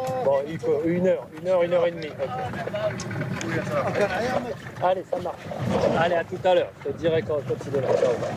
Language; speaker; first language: French; native; French